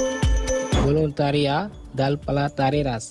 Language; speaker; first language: Catalan; non-native, learner; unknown